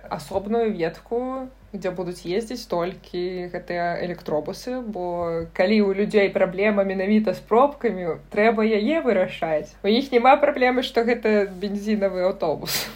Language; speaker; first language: Belarusian; non-native, local second language; Russian